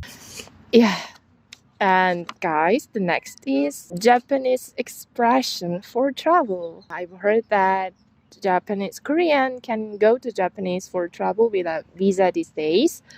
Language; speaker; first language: English; non-native, fluent; Korean